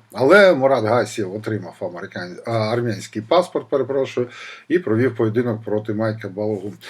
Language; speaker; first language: Ukrainian; non-native, local second language; Russian